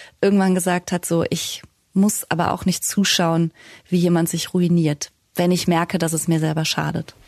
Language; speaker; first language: German; native; German